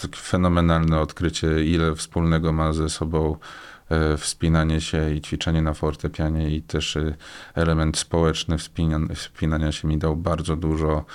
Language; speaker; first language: Polish; native; Polish